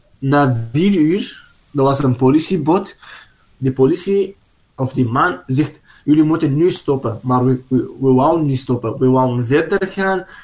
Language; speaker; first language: Dutch; non-native, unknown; Arabic